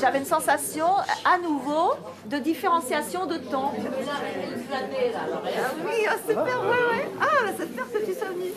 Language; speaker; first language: French; native; French